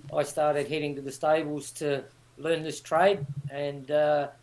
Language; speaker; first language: English; native; English